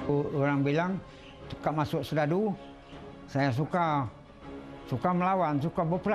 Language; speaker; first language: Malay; non-native, local second language; Iban